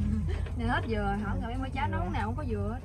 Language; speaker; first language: Vietnamese; native; Vietnamese